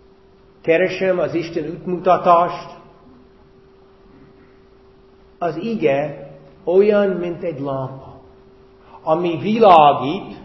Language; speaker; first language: Hungarian; non-native, fluent; English